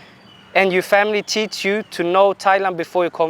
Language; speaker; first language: English; non-native, fluent; Swedish